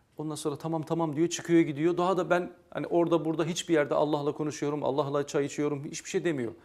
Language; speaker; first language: Turkish; native; Turkish